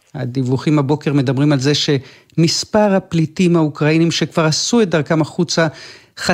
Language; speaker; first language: Hebrew; native; Hebrew